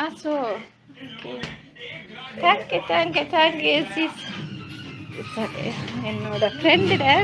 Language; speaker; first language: German; non-native, learner; Tamil